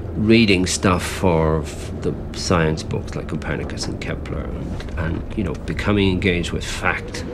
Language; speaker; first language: English; native; English